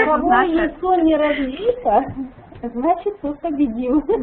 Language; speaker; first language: Russian; native; Russian